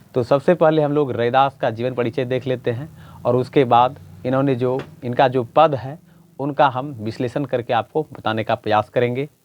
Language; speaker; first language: Hindi; native; Hindi